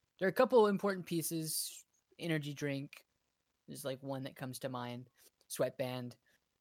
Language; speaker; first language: English; native; English